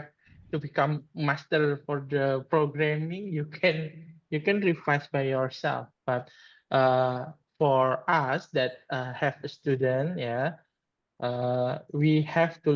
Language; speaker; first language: English; non-native, learner; Indonesian